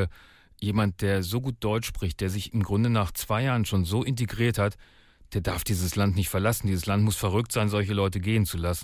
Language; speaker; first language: German; native; German